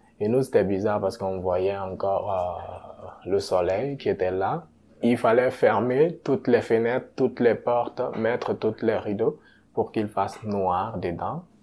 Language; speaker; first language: French; non-native, local second language; Susu